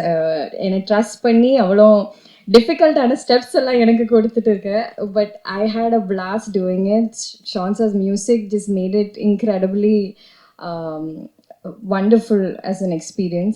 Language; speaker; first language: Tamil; non-native, fluent; Malayalam